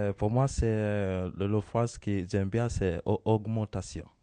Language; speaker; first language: French; non-native, learner; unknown